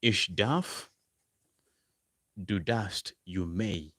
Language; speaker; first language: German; non-native, fluent; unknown